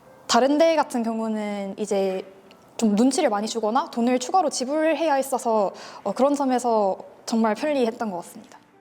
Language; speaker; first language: Korean; native; Korean